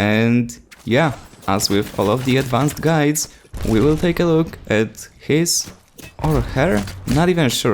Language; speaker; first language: English; non-native, fluent; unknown